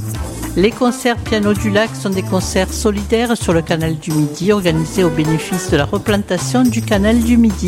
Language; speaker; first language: French; native; French